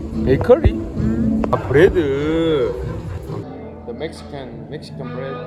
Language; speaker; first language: English; non-native, learner; Korean